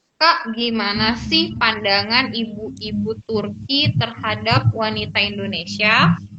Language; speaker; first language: Indonesian; native; Indonesian